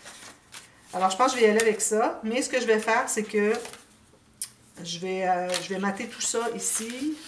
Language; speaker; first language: French; native; French